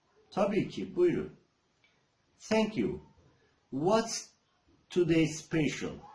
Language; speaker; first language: English; non-native, fluent; Turkish